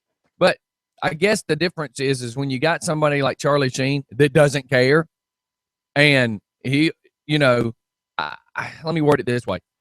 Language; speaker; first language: English; native; English